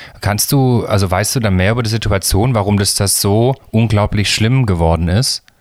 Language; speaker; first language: German; native; German